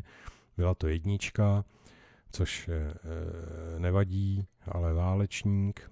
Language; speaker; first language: Czech; native; Czech